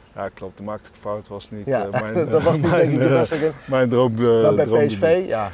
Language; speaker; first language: Dutch; native; Dutch